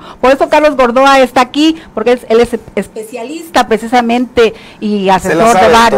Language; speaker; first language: Spanish; native; Spanish